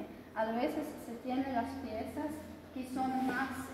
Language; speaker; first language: Spanish; non-native, fluent; Croatian